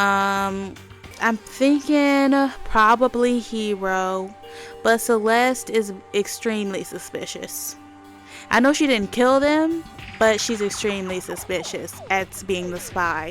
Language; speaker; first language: English; native; English